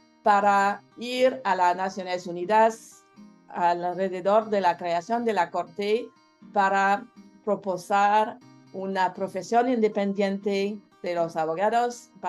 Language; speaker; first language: Spanish; non-native, learner; French